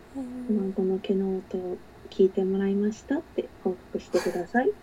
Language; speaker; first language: Japanese; native; Japanese